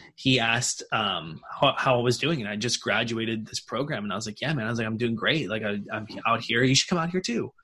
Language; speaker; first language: English; native; English